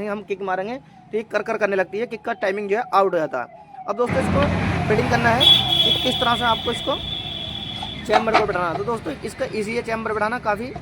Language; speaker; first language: Hindi; native; Hindi